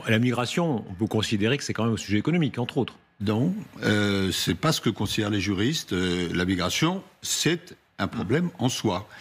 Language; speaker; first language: French; native; French